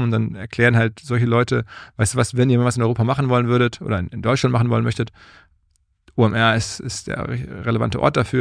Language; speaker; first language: German; native; German